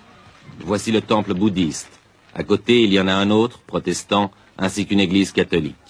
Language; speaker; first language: French; native; French